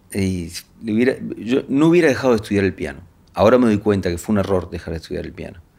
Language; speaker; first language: Spanish; native; Spanish